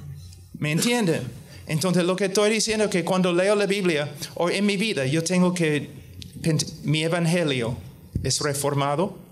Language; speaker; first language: Spanish; non-native, fluent; English